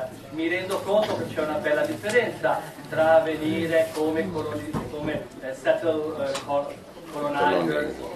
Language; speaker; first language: Italian; native; Italian